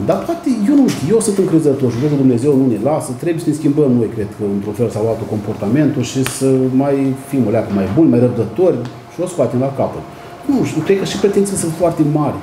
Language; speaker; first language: Romanian; native; Romanian